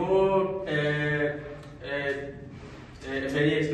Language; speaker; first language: English; non-native, learner; Hindi